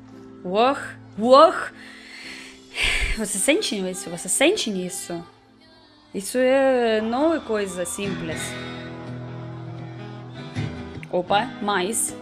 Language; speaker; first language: Portuguese; non-native, learner; Russian